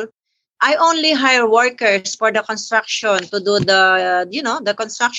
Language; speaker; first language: English; non-native, local second language; Filipino